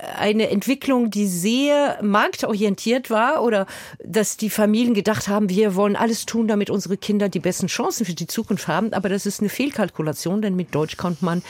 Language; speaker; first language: German; non-native, fluent; French